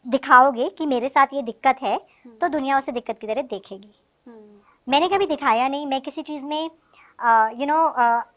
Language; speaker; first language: Hindi; native; Hindi